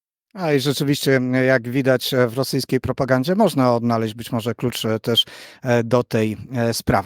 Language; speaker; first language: Polish; native; Polish